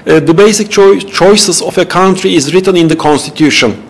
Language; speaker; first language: English; non-native, fluent; Turkish